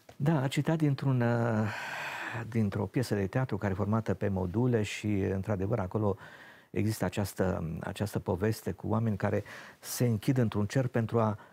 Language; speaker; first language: Romanian; native; Romanian